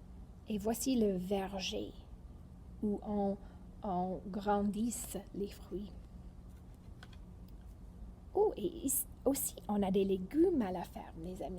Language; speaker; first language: French; non-native, fluent; English